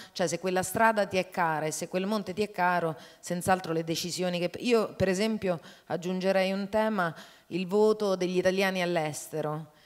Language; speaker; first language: Italian; native; Italian